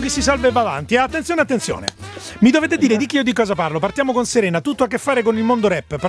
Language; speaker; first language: Italian; native; Italian